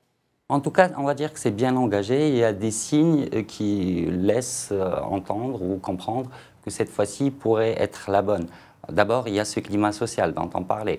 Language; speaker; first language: French; non-native, local second language; Arabic